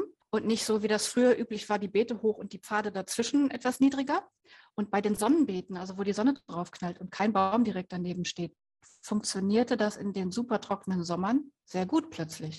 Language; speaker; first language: German; native; German